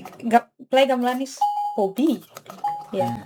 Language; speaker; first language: English; non-native, learner; Indonesian